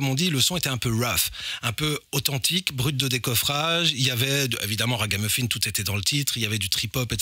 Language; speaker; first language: French; native; French